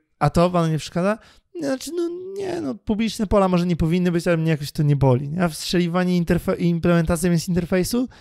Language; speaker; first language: Polish; native; Polish